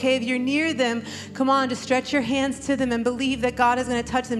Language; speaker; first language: English; native; English